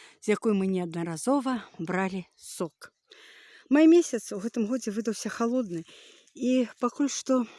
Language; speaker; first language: Belarusian; native; Belarusian